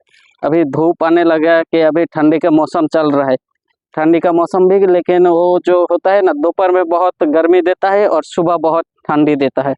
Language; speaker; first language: Hindi; non-native, learner; Bangla